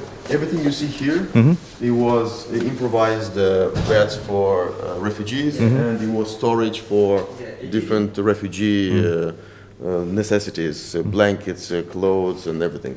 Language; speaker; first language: English; non-native, fluent; Romanian